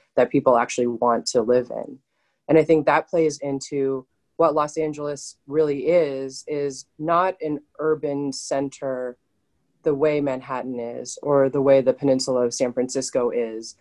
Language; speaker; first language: English; native; English